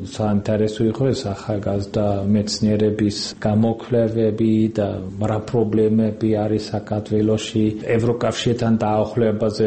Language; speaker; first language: Georgian; non-native, fluent; German